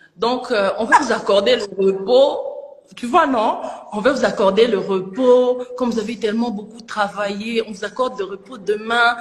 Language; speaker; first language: French; non-native, local second language; Lingala